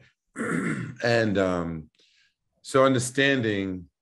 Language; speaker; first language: English; native; English